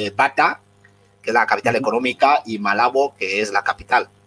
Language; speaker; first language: Spanish; non-native, local second language; Fang